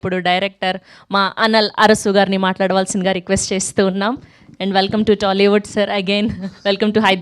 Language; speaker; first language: Telugu; native; Telugu